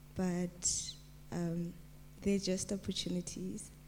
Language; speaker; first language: English; non-native, local second language; Tswana